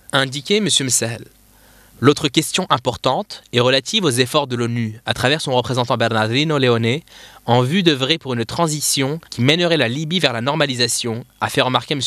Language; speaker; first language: French; non-native, local second language; Arabic